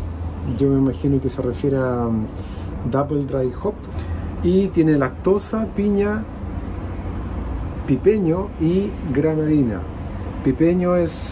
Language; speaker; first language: Spanish; native; Spanish